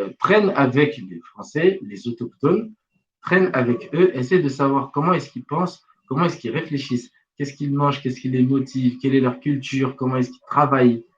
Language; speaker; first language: French; non-native, local second language; Wolof